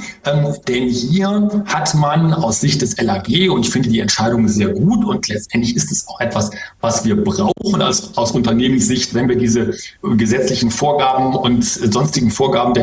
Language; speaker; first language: German; native; German